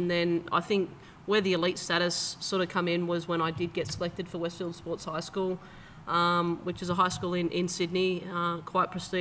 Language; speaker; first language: English; native; English